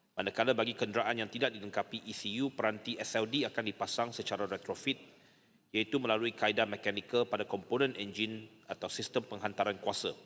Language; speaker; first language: Malay; native; Malay